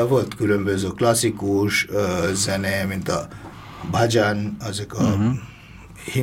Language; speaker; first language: Hungarian; non-native, fluent; Bangla